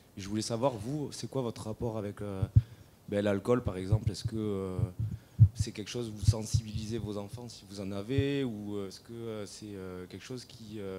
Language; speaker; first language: French; native; French